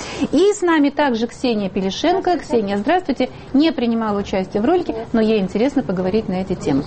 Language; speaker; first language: Russian; native; Russian